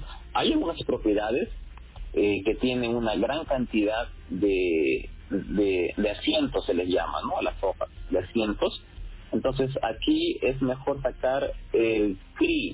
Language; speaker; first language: Spanish; native; Spanish